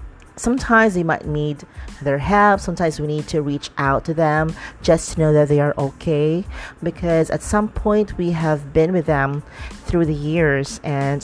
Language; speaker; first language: English; non-native, local second language; Cebuano